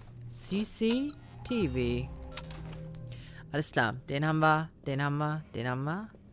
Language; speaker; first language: German; native; German